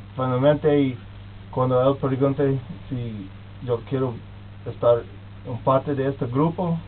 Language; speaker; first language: Spanish; non-native, learner; English